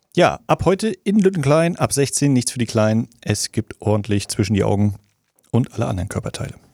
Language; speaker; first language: German; native; German